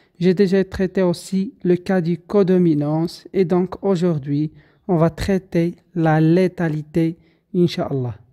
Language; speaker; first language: French; non-native, local second language; Arabic